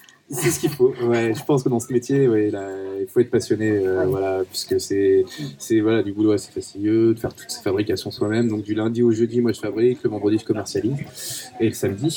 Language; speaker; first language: French; native; French